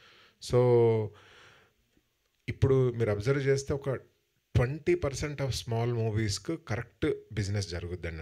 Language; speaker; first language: Telugu; native; Telugu